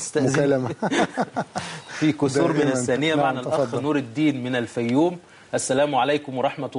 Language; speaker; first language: Arabic; native; Arabic